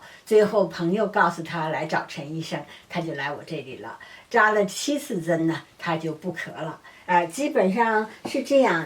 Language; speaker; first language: Chinese; native; Chinese